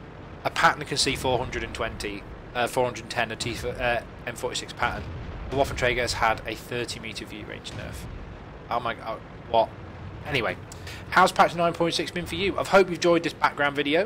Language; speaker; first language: English; native; English